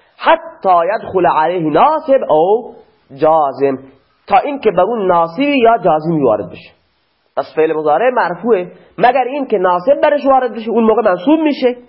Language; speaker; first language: Persian; non-native, local second language; Baluchi